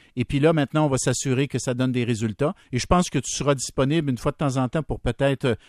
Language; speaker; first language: French; native; French